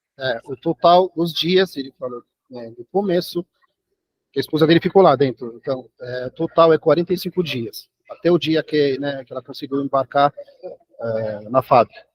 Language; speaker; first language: Portuguese; non-native, fluent; Arabic